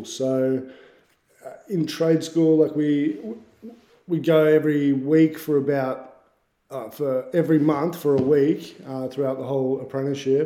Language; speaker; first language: English; native; English